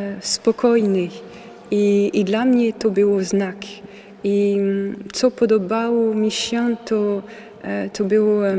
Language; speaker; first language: Polish; non-native, learner; French